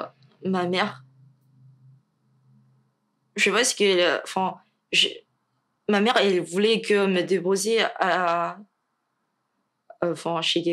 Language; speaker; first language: French; non-native, learner; Chinese